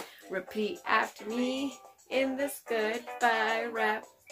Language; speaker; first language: English; non-native, fluent; Spanish